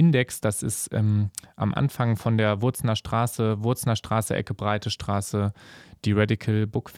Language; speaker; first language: German; native; German